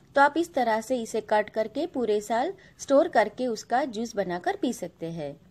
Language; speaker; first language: Hindi; non-native, local second language; Gujarati